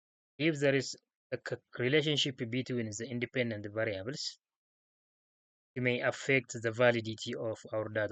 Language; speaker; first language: English; non-native, local second language; Oromo